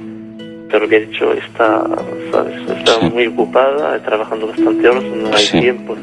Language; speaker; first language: Spanish; non-native, learner; Arabic